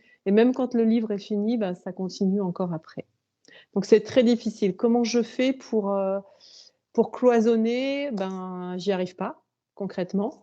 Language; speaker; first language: French; native; French